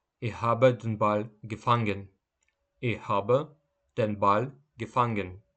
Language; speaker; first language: German; non-native, fluent; Ukrainian